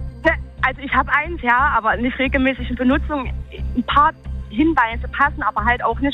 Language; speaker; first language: German; native; German